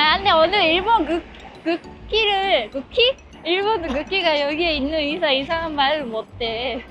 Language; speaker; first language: Korean; early bilingual, heritage; Japanese